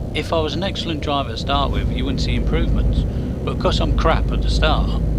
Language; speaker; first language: English; native; English